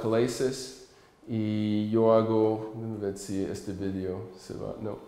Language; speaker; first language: Spanish; early bilingual, heritage; English